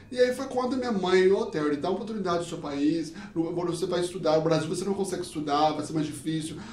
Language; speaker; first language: Portuguese; early bilingual, heritage; Portuguese